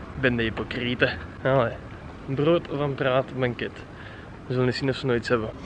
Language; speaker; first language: Dutch; native; Dutch